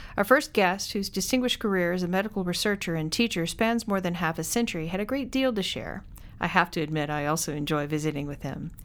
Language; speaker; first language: English; native; English